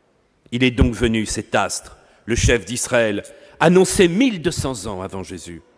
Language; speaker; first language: French; native; French